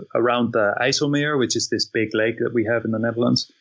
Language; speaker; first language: English; non-native, fluent; Dutch